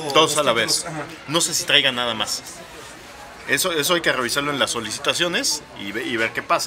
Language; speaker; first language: Spanish; native; Spanish